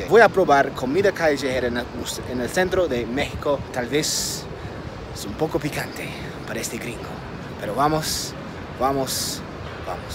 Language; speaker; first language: Spanish; non-native, fluent; English